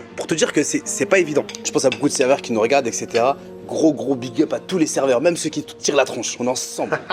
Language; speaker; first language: French; early bilingual, other home language; Riffian